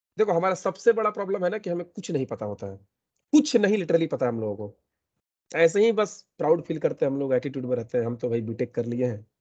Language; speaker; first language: Hindi; native; Hindi